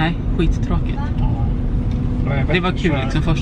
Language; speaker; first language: Swedish; native; Swedish